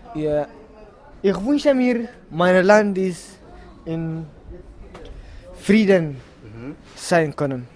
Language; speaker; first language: German; non-native, learner; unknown